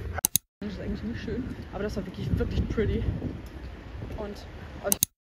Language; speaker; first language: German; early bilingual, heritage; German